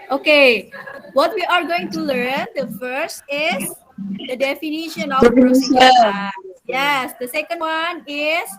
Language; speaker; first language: English; non-native, fluent; Indonesian